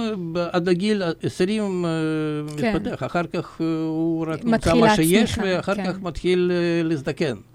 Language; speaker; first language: Hebrew; non-native, fluent; Russian